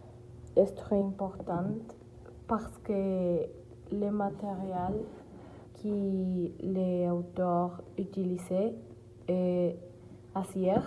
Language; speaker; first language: French; non-native, learner; Spanish